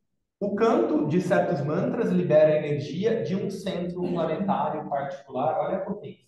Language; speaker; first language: Portuguese; native; Portuguese